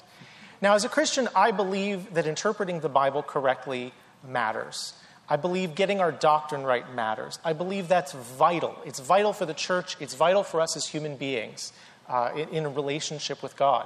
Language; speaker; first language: English; native; English